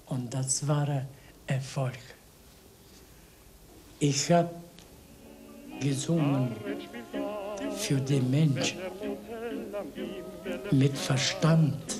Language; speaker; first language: German; non-native, learner; Bulgarian